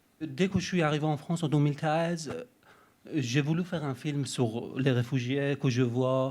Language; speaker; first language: French; non-native, fluent; Persian